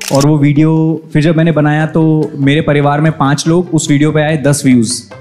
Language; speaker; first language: Hindi; native; Hindi